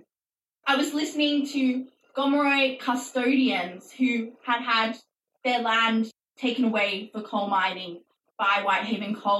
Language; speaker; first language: English; native; English